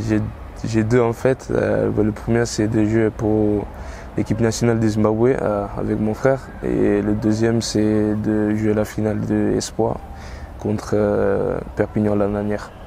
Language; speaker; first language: French; non-native, learner; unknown